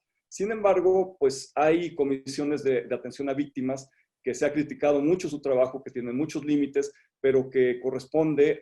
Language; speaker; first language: Spanish; native; Spanish